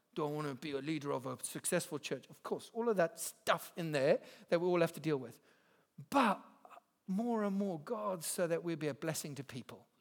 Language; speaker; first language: English; native; English